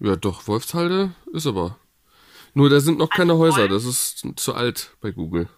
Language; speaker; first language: German; native; German